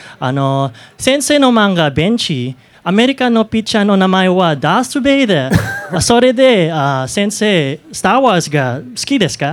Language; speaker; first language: Japanese; non-native, learner; English